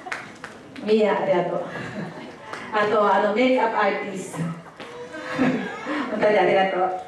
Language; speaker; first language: Japanese; non-native, fluent; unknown